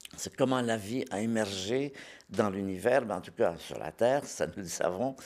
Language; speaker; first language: French; native; French